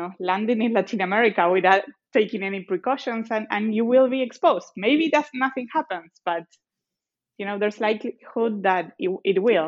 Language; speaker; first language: English; non-native, fluent; Spanish